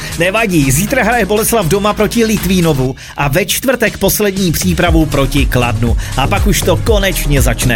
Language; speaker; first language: Czech; native; Czech